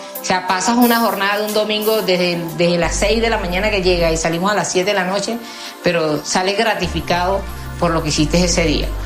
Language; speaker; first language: Spanish; native; Spanish